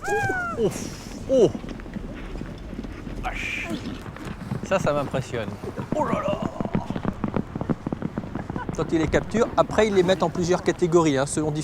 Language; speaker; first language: French; native; French